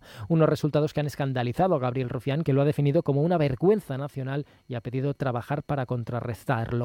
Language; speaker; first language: Spanish; native; Spanish